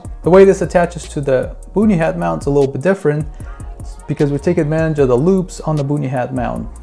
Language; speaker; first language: English; native; English